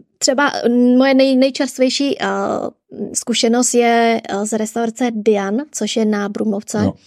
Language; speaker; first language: Czech; early bilingual, other home language; Vietnamese